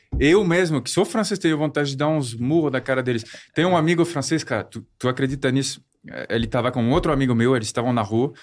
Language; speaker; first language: Portuguese; non-native, fluent; French